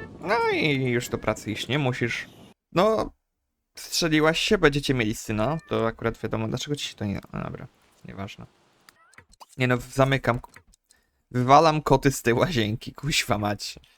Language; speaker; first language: Polish; native; Polish